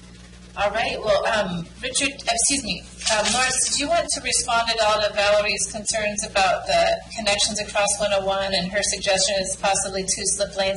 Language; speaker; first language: English; native; English